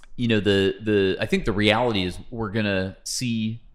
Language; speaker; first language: English; native; English